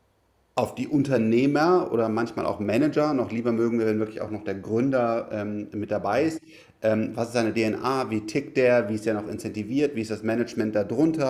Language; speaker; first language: German; native; German